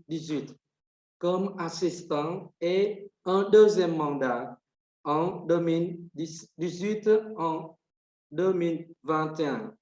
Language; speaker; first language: French; non-native, fluent; Vietnamese